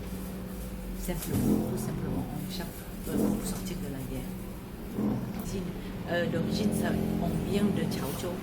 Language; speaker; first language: French; early bilingual, other home language; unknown